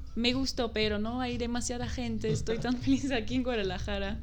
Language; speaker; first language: Spanish; non-native, fluent; Dutch